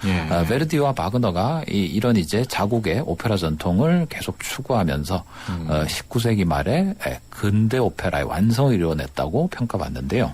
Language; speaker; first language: Korean; native; Korean